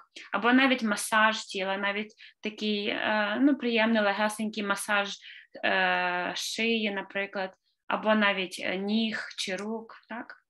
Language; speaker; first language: Ukrainian; native; Ukrainian